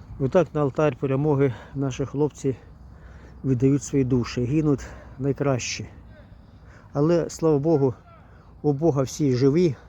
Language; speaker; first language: Ukrainian; native; Ukrainian